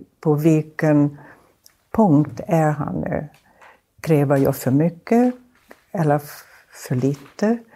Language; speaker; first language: Swedish; non-native, fluent; German